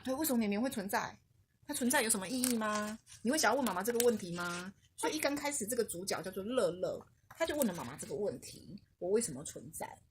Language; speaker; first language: Chinese; native; Chinese